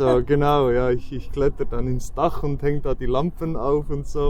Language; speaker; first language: German; native; German